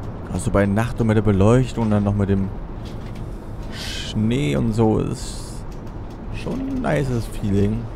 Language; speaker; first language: German; native; German